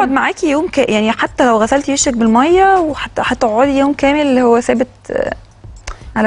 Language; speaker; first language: Arabic; native; Arabic